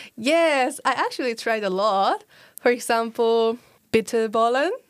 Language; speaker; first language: English; non-native, learner; Japanese